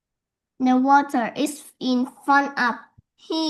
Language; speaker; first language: English; non-native, learner; Vietnamese